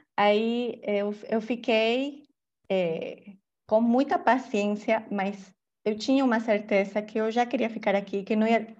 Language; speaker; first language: Portuguese; non-native, fluent; Spanish